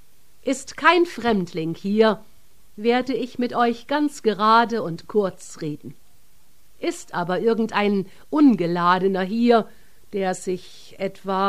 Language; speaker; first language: German; native; German